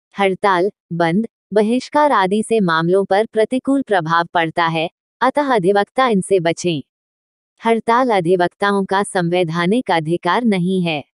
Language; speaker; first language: Hindi; native; Hindi